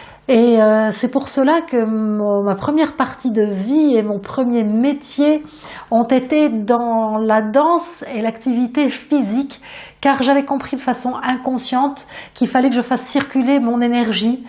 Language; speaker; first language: French; native; French